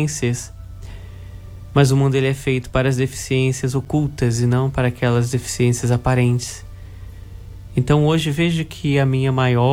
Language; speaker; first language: Portuguese; native; Portuguese